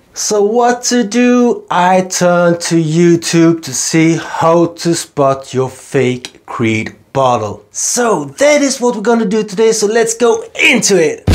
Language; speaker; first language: English; non-native, fluent; Swedish